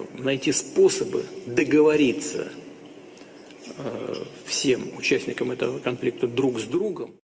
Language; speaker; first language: Russian; native; Russian